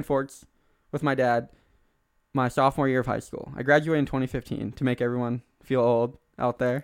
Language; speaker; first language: English; native; English